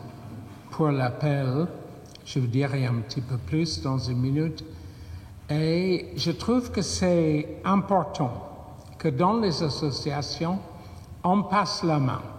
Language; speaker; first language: French; non-native, fluent; English